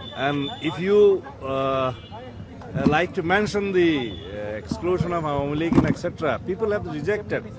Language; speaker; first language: English; non-native, local second language; Bangla